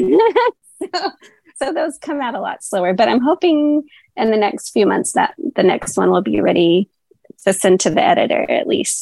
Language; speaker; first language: English; native; English